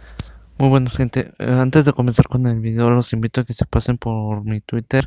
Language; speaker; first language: Spanish; native; Spanish